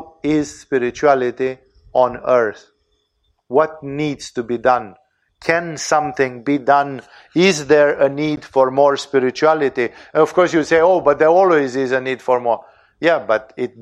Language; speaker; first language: English; non-native, fluent; Romanian